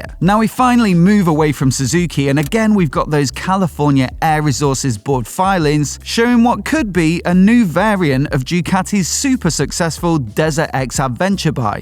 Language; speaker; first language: English; native; English